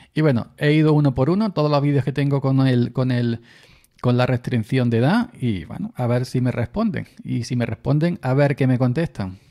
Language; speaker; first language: Spanish; native; Spanish